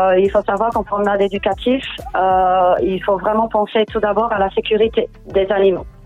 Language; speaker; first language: French; non-native, fluent; Portuguese